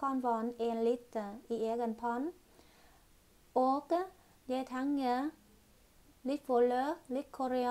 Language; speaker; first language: Norwegian; non-native, learner; Vietnamese